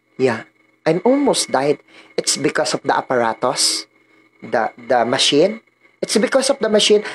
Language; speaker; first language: English; non-native, learner; Filipino